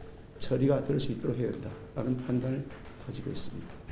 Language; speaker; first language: Korean; native; Korean